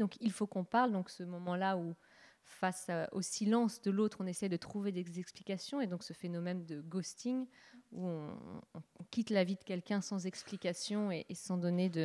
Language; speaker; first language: French; native; French